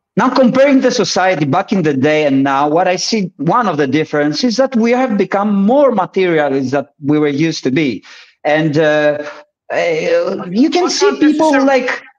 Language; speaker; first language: English; early bilingual, other home language; Polish